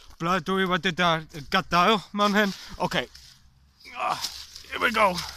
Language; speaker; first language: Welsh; non-native, learner; English